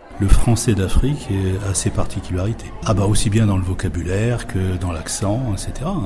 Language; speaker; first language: French; native; French